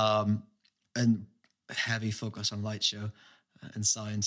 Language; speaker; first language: English; native; English